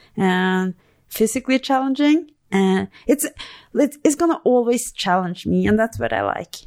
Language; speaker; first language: English; non-native, fluent; Norwegian